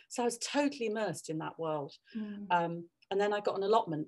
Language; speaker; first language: English; native; English